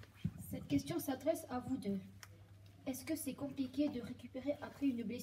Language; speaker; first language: French; native; French